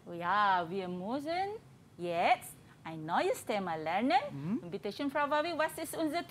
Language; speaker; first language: German; non-native, learner; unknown